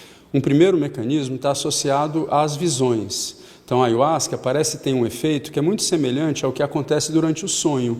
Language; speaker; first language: Portuguese; native; Portuguese